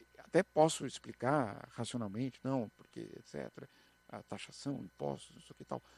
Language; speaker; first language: Portuguese; native; Portuguese